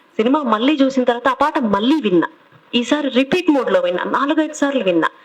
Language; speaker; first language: Telugu; native; Telugu